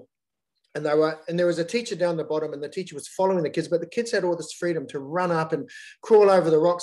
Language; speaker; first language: English; native; English